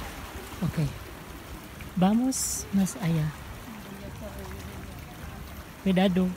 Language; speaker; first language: Spanish; non-native, learner; Filipino